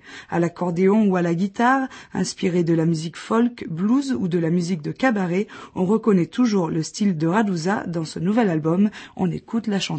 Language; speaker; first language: French; native; French